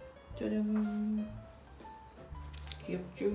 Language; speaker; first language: Korean; native; Korean